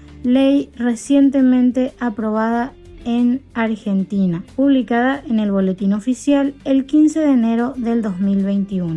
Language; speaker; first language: Spanish; native; Spanish